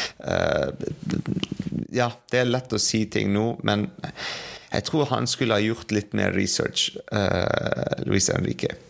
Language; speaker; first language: Norwegian; non-native, fluent; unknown